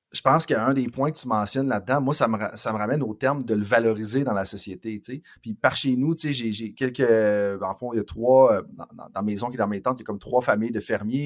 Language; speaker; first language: French; native; French